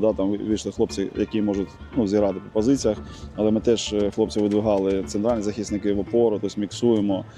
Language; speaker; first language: Ukrainian; native; Ukrainian